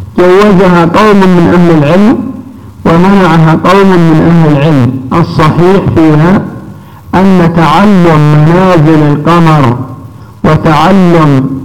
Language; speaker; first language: Arabic; native; Arabic